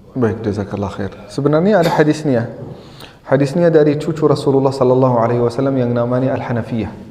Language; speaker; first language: Indonesian; non-native, fluent; Arabic